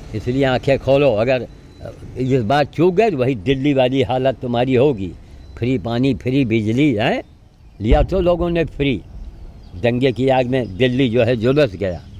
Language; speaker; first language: Hindi; native; Hindi